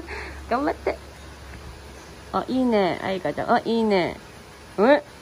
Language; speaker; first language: Japanese; non-native, learner; Filipino